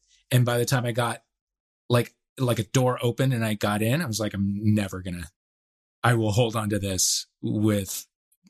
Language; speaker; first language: English; native; English